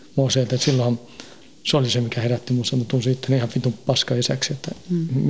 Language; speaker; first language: Finnish; early bilingual, heritage; Finnish